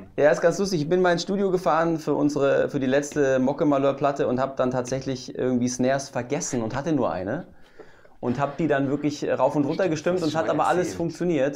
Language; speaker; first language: German; native; German